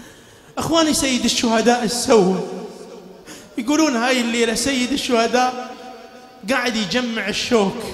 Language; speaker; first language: Arabic; native; Arabic